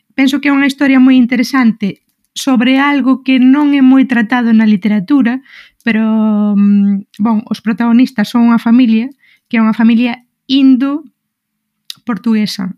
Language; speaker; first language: Galician; non-native, local second language; Spanish